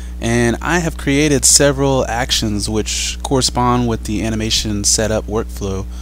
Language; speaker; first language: English; native; English